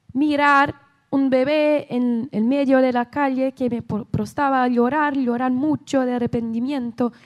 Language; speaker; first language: Spanish; non-native, learner; Portuguese